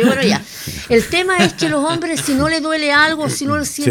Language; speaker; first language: Spanish; native; Spanish